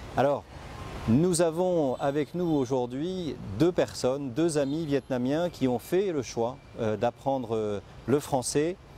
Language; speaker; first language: French; native; French